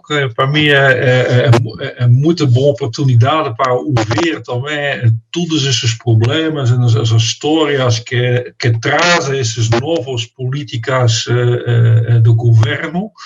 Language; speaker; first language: Portuguese; non-native, fluent; Dutch